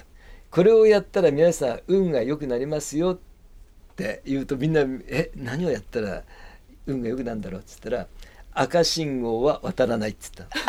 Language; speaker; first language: Japanese; native; Japanese